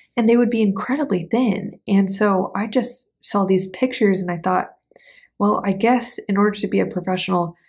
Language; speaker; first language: English; native; English